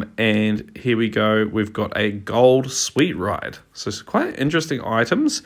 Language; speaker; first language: English; native; English